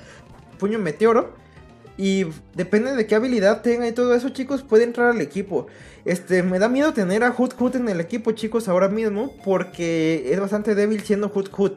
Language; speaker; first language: Spanish; native; Spanish